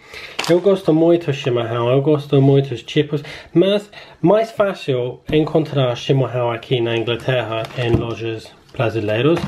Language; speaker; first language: Portuguese; non-native, learner; English